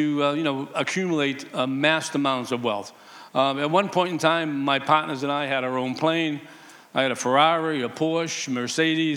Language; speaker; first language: English; native; English